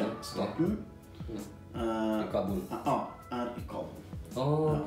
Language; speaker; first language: Danish; non-native, learner; Indonesian